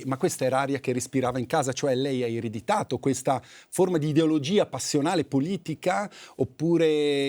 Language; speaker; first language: Italian; native; Italian